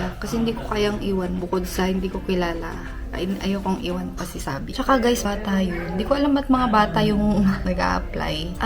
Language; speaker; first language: Filipino; native; Filipino